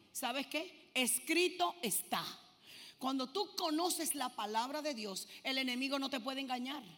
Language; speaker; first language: Spanish; native; Spanish